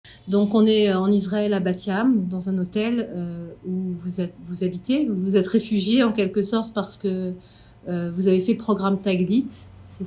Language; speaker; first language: French; native; French